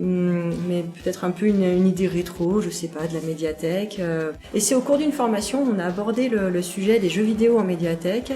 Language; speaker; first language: French; native; French